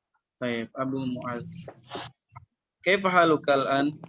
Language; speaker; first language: Arabic; non-native, fluent; Indonesian